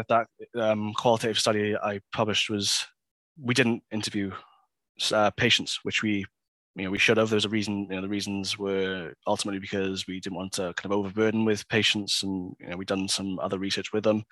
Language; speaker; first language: English; native; English